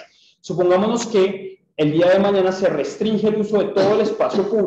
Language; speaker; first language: Spanish; native; Spanish